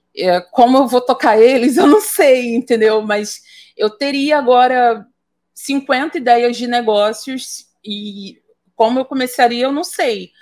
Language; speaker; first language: Portuguese; native; Portuguese